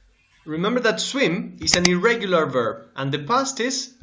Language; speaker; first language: English; non-native, fluent; Spanish